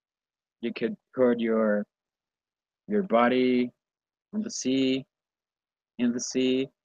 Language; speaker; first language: English; non-native, learner; Spanish